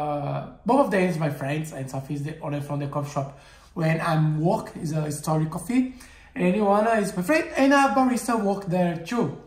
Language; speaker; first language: English; non-native, learner; Portuguese